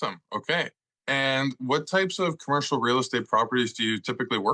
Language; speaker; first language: English; native; English